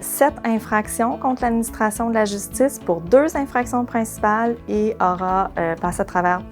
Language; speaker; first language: French; native; French